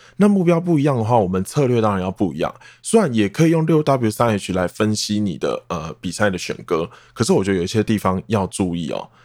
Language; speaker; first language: Chinese; non-native, local second language; Min Nan Chinese